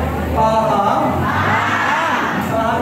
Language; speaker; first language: Indonesian; non-native, learner; Korean